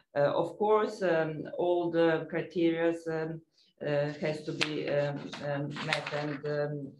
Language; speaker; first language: English; non-native, fluent; Croatian